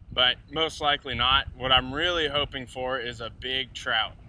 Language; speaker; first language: English; native; English